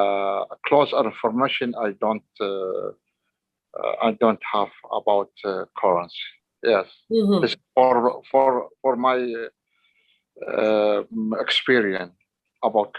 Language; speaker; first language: English; non-native, learner; Arabic